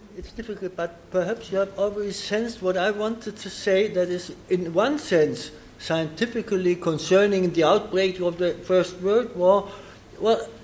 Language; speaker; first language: English; non-native, fluent; German